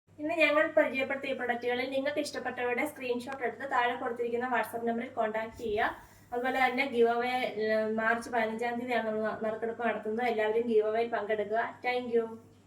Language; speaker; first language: Malayalam; native; Malayalam